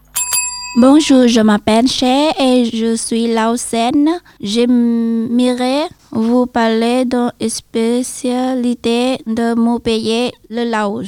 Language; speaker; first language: French; non-native, learner; Lao